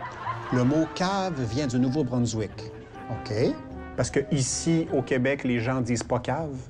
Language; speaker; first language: French; native; French